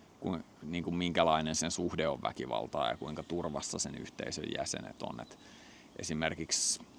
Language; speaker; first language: Finnish; native; Finnish